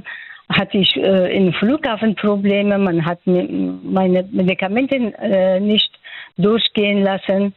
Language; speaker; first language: German; non-native, fluent; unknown